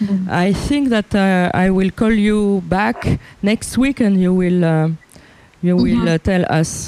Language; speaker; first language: English; non-native, learner; Italian